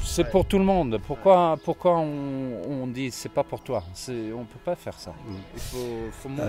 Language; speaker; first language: French; non-native, fluent; Swedish